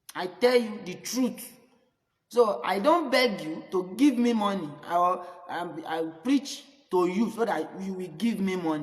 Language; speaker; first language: English; non-native, local second language; Yoruba